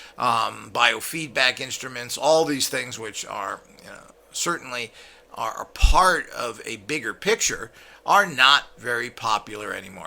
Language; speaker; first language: English; native; English